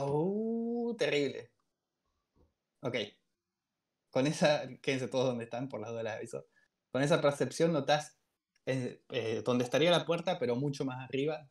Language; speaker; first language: Spanish; native; Spanish